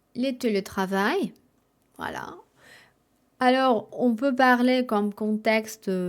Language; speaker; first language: French; non-native, fluent; Spanish